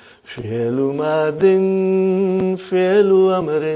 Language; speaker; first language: Arabic; non-native, fluent; Urdu